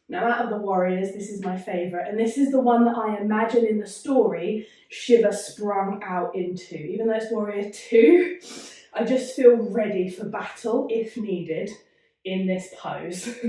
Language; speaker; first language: English; native; English